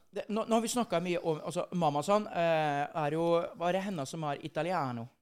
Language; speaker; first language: Norwegian; native; Norwegian